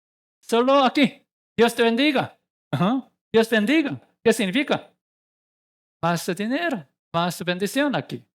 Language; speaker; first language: Spanish; non-native, learner; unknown